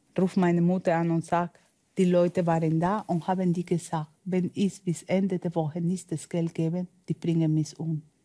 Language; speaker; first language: German; non-native, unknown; Spanish